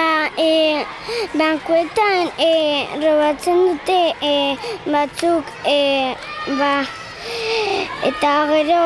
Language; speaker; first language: Basque; non-native, local second language; Spanish